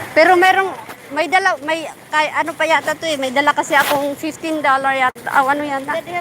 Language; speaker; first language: Filipino; non-native, local second language; Waray